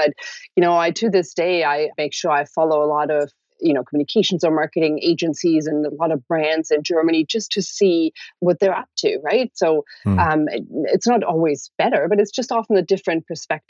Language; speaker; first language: English; non-native, fluent; German